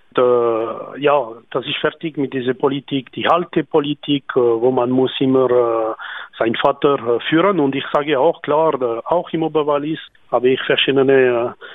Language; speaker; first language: German; non-native, local second language; French